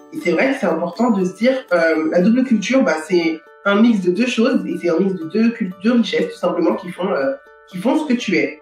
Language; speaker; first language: French; native; French